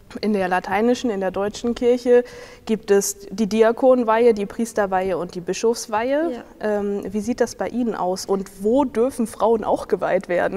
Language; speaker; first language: German; native; German